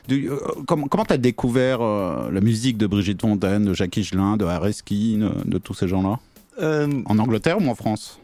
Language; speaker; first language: French; native; French